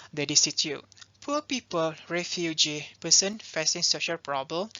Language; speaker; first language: English; non-native, local second language; Malay